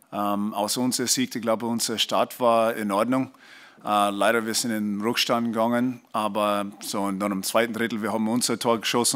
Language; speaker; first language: German; non-native, fluent; English